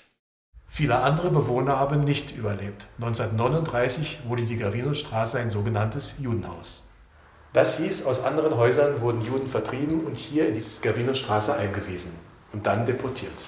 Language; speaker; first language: German; native; German